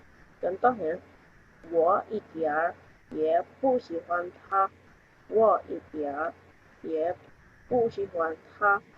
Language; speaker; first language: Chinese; non-native, learner; Indonesian